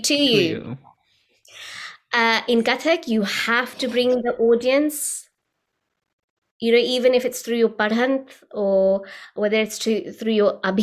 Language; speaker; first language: English; native; English